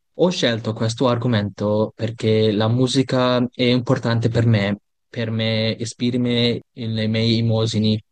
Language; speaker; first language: Italian; non-native, learner; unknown